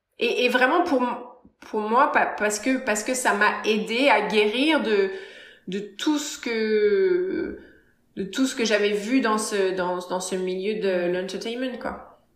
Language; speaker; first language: French; native; French